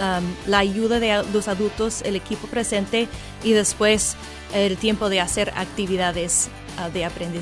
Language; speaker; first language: Spanish; non-native, fluent; English